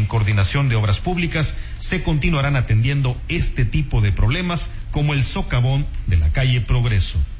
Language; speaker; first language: Spanish; native; Spanish